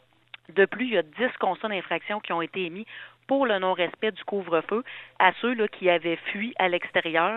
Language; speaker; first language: French; native; French